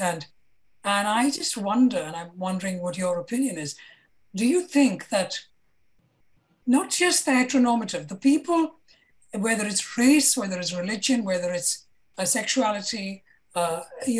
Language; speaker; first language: English; non-native, local second language; Malayalam